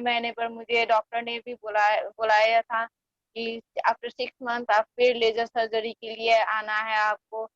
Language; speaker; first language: Hindi; non-native, fluent; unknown